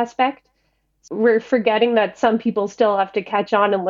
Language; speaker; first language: English; native; English